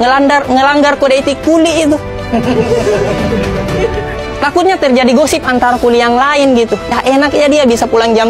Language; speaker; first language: Indonesian; native; Indonesian